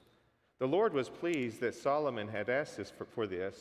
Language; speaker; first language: English; native; English